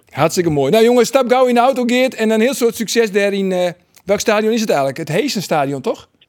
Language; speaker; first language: Dutch; non-native, local second language; Western Frisian